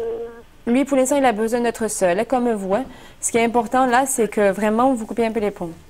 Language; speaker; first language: French; native; French